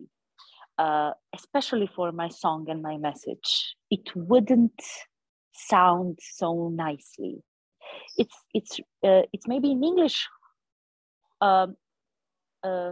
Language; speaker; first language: English; non-native, fluent; Serbian